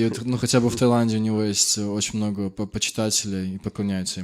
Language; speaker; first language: Russian; native; Russian